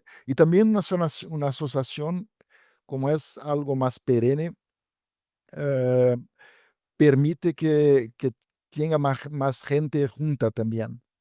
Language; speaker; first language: Spanish; non-native, fluent; Portuguese